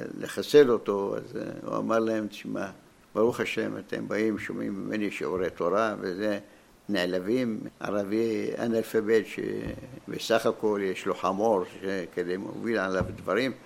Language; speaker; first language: Hebrew; non-native, fluent; Arabic